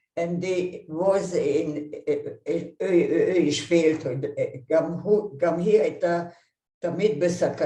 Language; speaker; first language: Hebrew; non-native, fluent; Hungarian